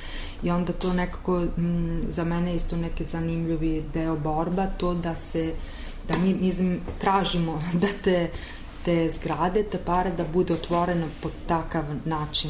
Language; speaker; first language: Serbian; non-native, learner; Italian